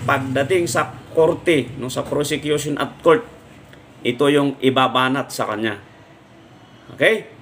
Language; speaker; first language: Filipino; non-native, local second language; Iloko